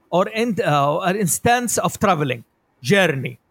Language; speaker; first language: English; non-native, fluent; Arabic